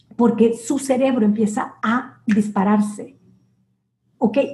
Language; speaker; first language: Spanish; native; Spanish